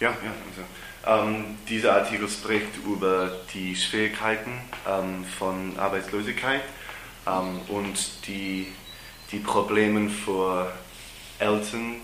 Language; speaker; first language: German; non-native, learner; English